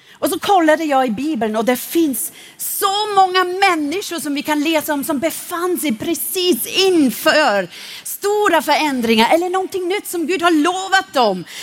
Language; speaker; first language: Swedish; non-native, fluent; German